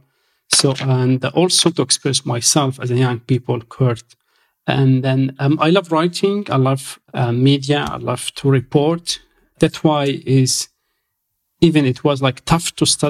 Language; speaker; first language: English; non-native, fluent; Arabic